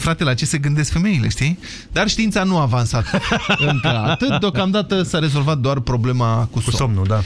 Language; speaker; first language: Romanian; native; Romanian